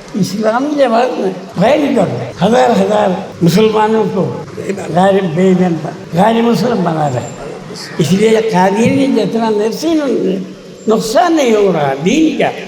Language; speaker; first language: Urdu; non-native, fluent; Bangla